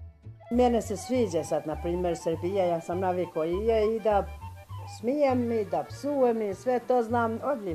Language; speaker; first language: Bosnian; non-native, learner; Albanian